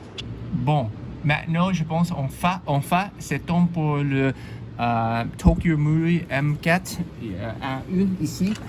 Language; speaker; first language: French; non-native, learner; English